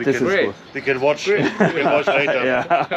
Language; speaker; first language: English; non-native, fluent; German